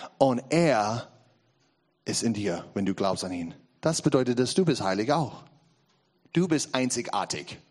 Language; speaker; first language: German; non-native, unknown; English